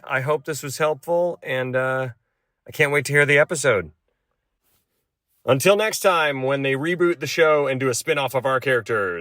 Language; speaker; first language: English; native; English